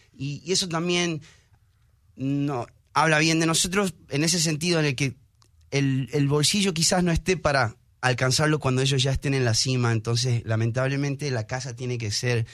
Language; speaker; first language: Spanish; native; Spanish